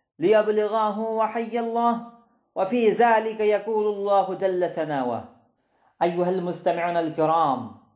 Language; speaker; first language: Arabic; non-native, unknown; Bangla